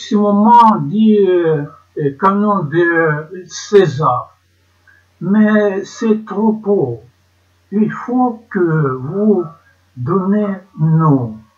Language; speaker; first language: French; non-native, learner; Ukrainian